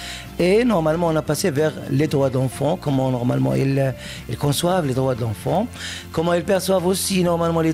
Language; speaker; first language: French; non-native, local second language; Arabic